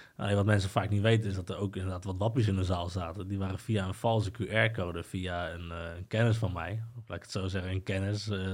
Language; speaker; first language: Dutch; early bilingual, other home language; Spanish